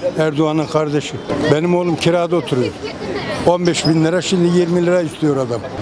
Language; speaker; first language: Turkish; native; Turkish